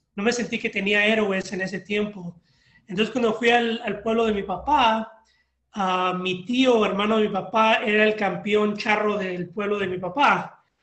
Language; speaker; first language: Spanish; early bilingual, heritage; Spanish